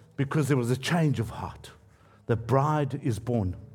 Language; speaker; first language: English; native; English